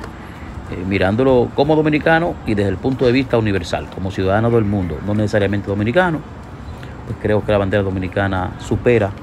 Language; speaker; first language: Spanish; native; Spanish